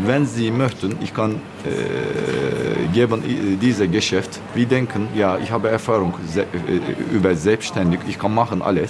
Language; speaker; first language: German; non-native, learner; Turkish